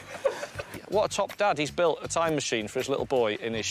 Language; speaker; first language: English; native; English